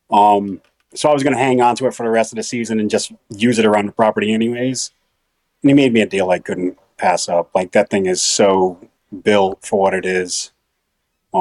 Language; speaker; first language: English; native; English